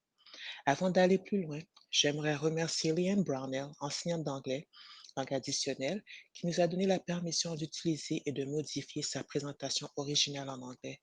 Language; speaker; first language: French; native; French